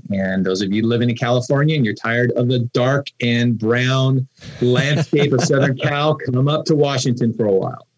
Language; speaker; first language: English; native; English